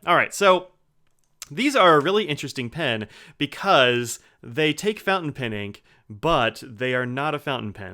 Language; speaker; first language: English; native; English